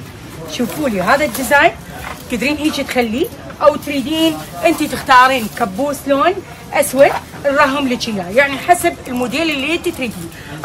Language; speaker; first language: Arabic; native; Arabic